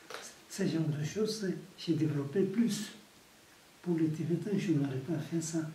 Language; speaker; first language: French; non-native, fluent; Tibetan